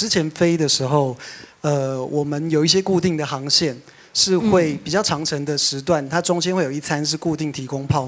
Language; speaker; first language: Chinese; native; Chinese